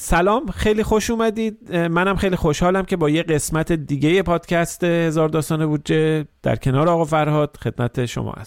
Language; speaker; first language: Persian; native; Persian